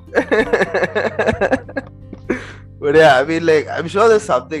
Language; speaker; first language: English; native; English